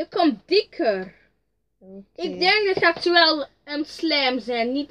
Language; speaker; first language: Dutch; early bilingual, other home language; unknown